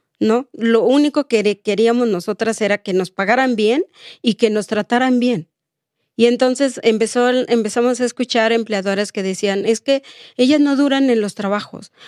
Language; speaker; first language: Spanish; non-native, local second language; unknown